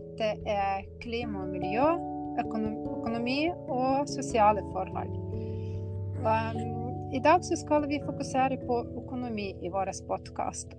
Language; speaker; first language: Norwegian; non-native, fluent; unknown